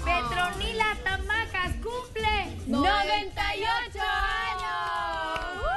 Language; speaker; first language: Spanish; native; Spanish